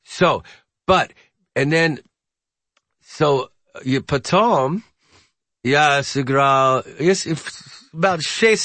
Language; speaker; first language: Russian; non-native, learner; English